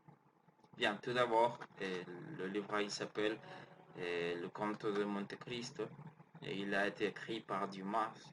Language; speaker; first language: French; non-native, learner; Spanish